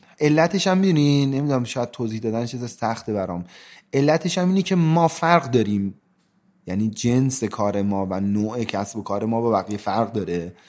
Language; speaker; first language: Persian; native; Persian